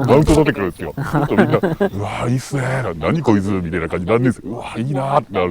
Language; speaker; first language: Japanese; native; Japanese